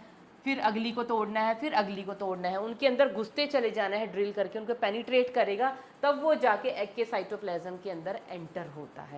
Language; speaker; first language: Hindi; native; Hindi